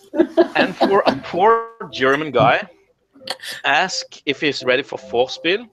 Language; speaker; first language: English; non-native, fluent; Norwegian